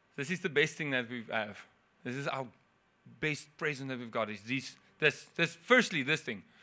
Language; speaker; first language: English; non-native, local second language; Afrikaans